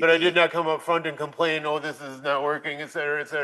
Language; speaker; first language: English; native; English